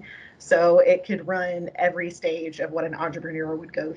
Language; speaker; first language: English; native; English